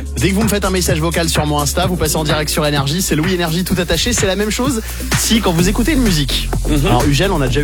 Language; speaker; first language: French; native; French